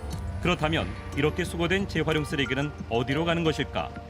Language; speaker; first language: Korean; native; Korean